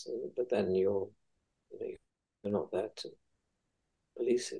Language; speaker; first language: English; native; English